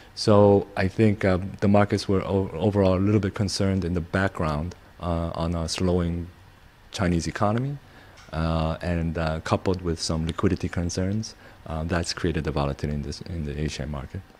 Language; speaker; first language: English; non-native, fluent; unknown